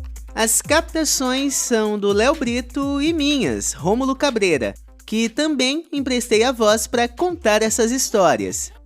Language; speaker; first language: Portuguese; native; Portuguese